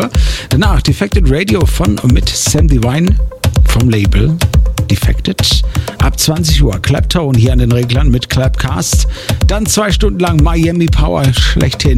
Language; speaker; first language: German; native; German